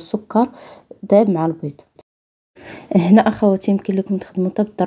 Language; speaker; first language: Arabic; native; Arabic